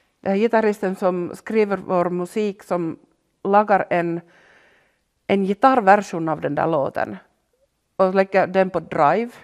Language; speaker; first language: Swedish; non-native, local second language; Finnish